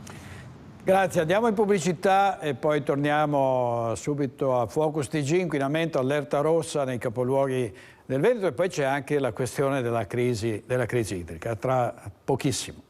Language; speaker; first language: Italian; native; Italian